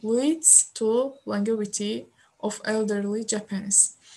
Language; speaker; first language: English; non-native, fluent; Azerbaijani